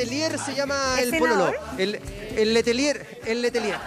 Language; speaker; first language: Spanish; native; Spanish